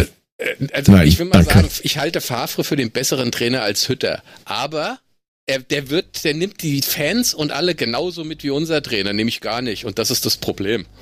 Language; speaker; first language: German; native; German